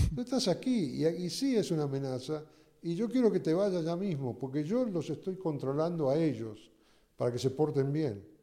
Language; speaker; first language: Spanish; native; Spanish